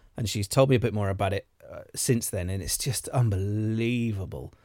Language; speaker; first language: English; native; English